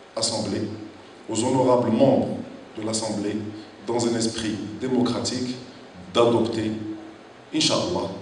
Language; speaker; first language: French; non-native, local second language; Arabic